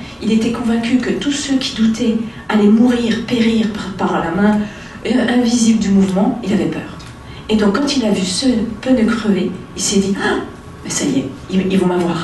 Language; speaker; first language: French; native; French